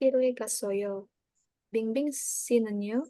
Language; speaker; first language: Korean; non-native, learner; Indonesian